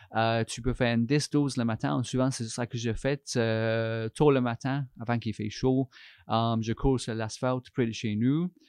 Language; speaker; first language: French; non-native, fluent; English